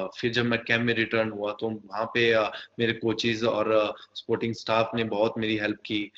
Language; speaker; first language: Hindi; native; Hindi